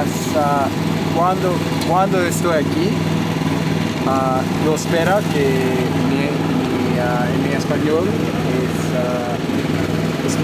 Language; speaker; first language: Spanish; non-native, learner; English